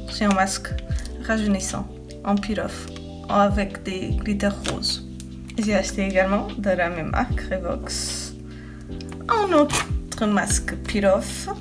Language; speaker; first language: French; early bilingual, other home language; Portuguese